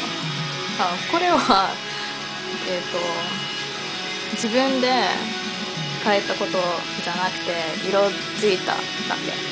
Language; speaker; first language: Japanese; non-native, learner; English